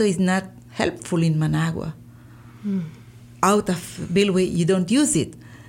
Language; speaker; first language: English; non-native, fluent; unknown